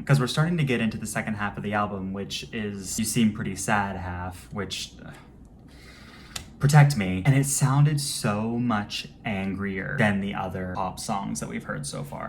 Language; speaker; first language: English; native; English